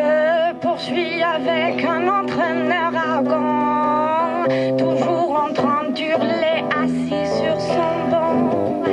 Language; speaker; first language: French; non-native, fluent; Catalan